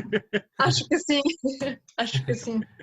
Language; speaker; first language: Portuguese; non-native, fluent; Bulgarian